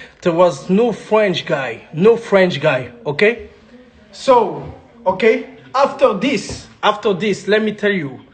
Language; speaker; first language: English; non-native, learner; French